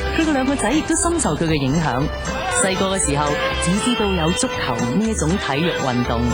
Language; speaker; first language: Cantonese; native; Cantonese